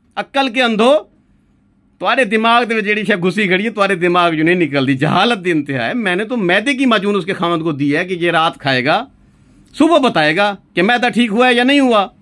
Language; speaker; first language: Urdu; non-native, local second language; Saraiki